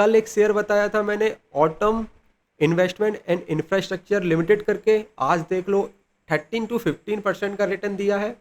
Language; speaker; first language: Hindi; native; Hindi